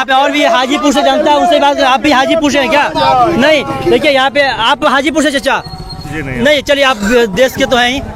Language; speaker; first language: Hindi; native; Hindi